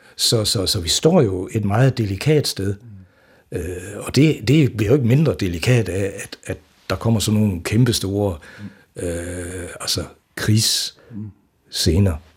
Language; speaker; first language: Danish; native; Danish